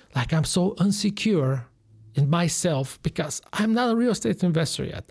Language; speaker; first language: English; non-native, fluent; Bulgarian